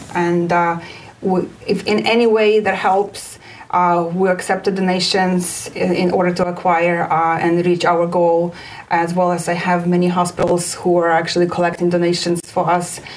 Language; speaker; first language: English; non-native, fluent; Ukrainian